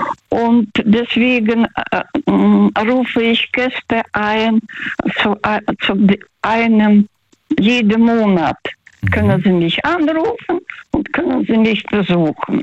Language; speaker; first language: German; non-native, fluent; Russian